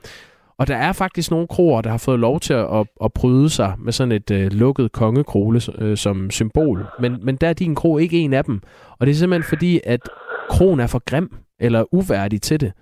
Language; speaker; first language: Danish; native; Danish